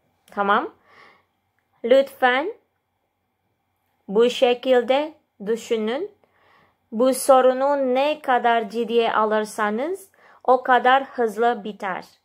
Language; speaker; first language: Turkish; non-native, learner; Indonesian